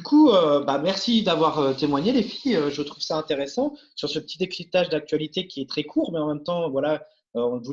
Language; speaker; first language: French; native; French